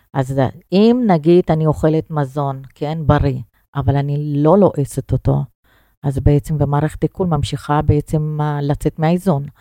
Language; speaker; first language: Hebrew; non-native, fluent; Russian